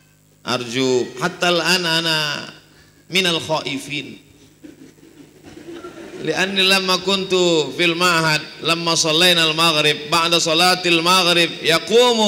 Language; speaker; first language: Arabic; non-native, fluent; Indonesian